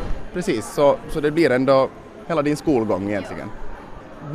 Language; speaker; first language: Swedish; native; Swedish